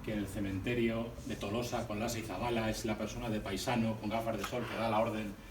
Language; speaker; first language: Spanish; native; Spanish